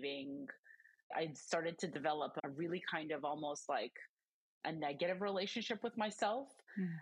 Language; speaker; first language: English; early bilingual, other home language; Croatian